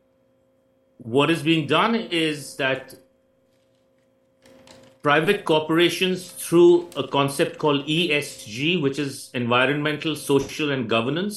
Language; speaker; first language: English; non-native, local second language; Hindi